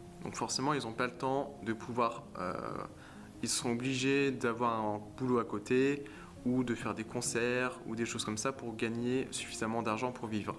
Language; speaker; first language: French; native; French